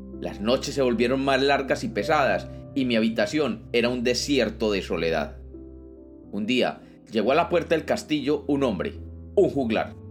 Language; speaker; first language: Spanish; native; Spanish